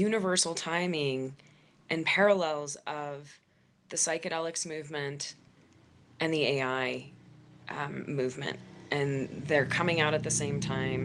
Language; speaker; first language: English; native; English